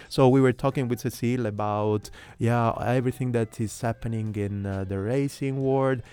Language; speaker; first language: English; non-native, fluent; Italian